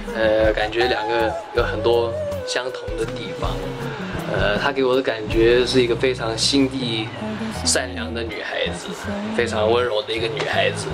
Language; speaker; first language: Chinese; non-native, fluent; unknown